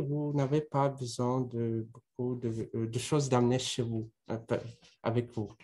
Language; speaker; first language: French; non-native, fluent; Russian